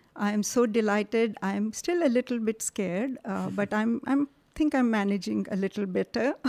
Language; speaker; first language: English; non-native, local second language; Marathi